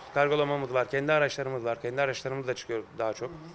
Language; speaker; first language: Turkish; native; Turkish